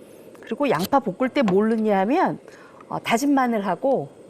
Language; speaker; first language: Korean; native; Korean